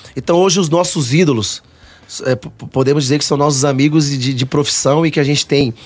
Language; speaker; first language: Portuguese; native; Portuguese